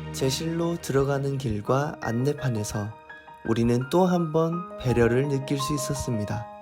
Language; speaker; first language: Korean; native; Korean